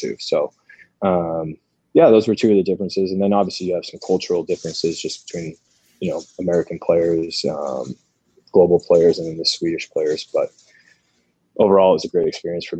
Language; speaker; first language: English; native; English